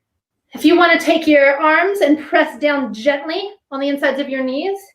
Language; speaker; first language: English; native; English